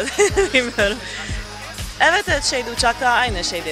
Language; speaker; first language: Turkish; non-native, fluent; Serbian